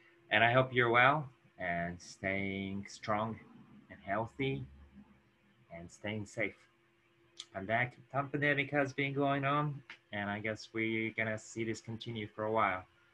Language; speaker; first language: English; non-native, fluent; Japanese